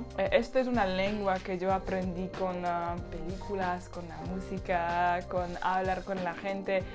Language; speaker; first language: Spanish; non-native, learner; Slovak